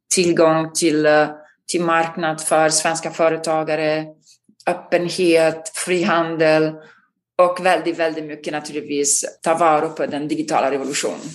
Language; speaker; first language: Swedish; non-native, fluent; Italian